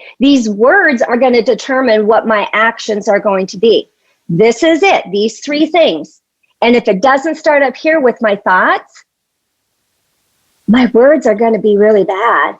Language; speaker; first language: English; native; English